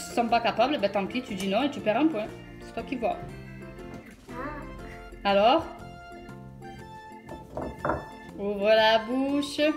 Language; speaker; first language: French; native; French